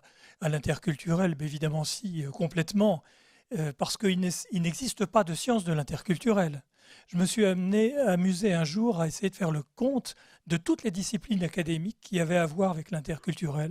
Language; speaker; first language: French; native; French